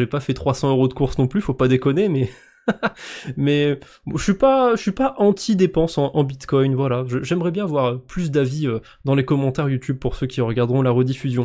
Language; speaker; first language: French; native; French